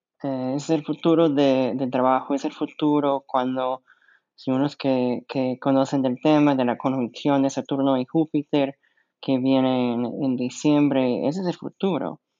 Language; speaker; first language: Spanish; non-native, fluent; English